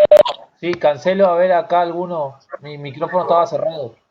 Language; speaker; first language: Spanish; native; Spanish